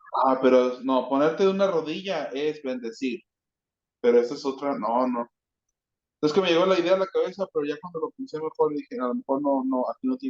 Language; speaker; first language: Spanish; native; Spanish